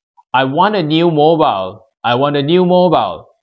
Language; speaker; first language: English; non-native, local second language; Chinese